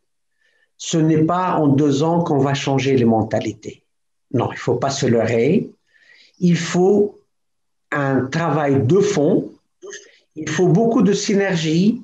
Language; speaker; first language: French; non-native, local second language; Arabic